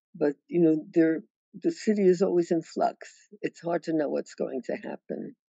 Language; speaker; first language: English; native; English